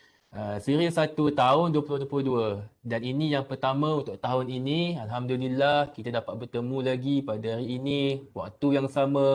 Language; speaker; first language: Malay; native; Malay